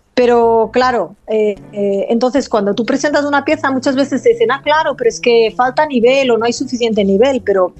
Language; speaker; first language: Spanish; non-native, local second language; Catalan